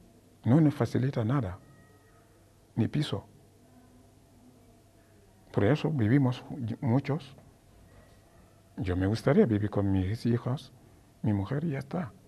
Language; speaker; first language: Spanish; non-native, learner; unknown